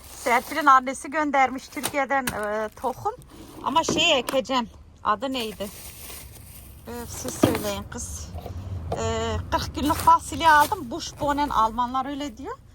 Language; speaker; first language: Turkish; native; Turkish